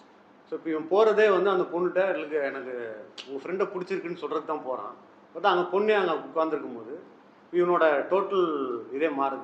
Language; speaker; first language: Tamil; native; Tamil